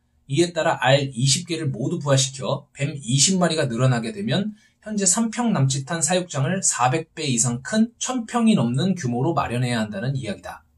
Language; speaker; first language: Korean; native; Korean